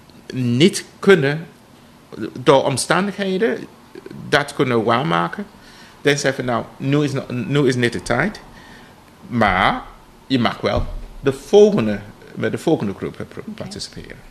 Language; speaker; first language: Dutch; non-native, fluent; English